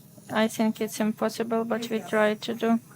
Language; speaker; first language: English; non-native, learner; Ukrainian